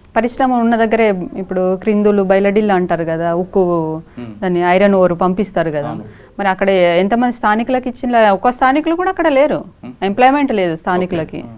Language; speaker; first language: Telugu; native; Telugu